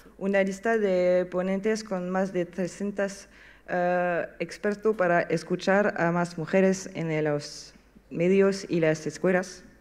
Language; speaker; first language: Spanish; non-native, learner; French